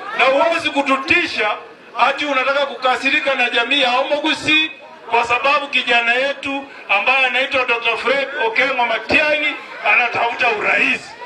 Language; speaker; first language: Swahili; non-native, local second language; Gusii